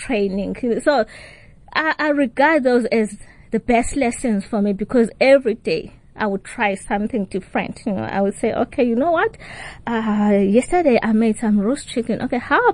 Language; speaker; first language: English; non-native, local second language; Xhosa